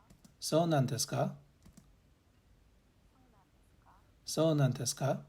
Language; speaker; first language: Japanese; non-native, learner; English